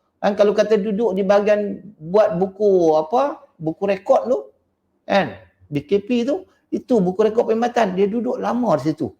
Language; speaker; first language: Malay; native; Malay